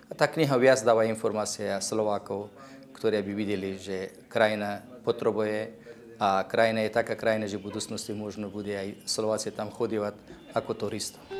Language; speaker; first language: Slovak; non-native, fluent; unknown